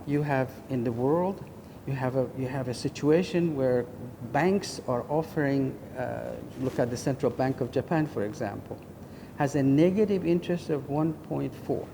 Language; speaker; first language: English; non-native, fluent; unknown